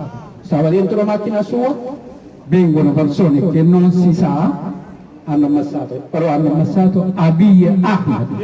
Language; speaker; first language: Italian; non-native, learner; Oromo